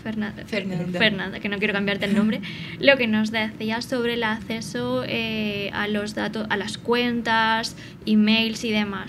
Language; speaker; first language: Spanish; native; Spanish